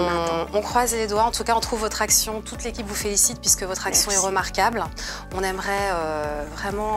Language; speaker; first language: French; native; French